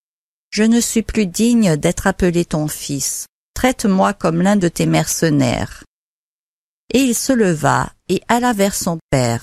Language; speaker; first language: French; native; French